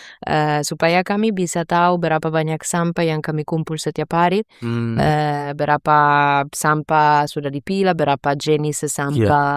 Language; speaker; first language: Indonesian; non-native, fluent; Italian